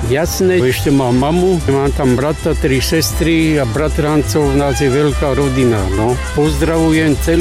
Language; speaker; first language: Slovak; native; Slovak